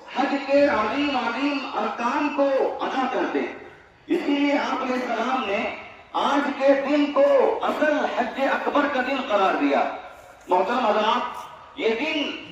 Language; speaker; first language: Urdu; native; Urdu